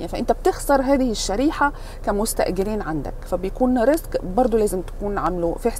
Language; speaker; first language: Arabic; native; Arabic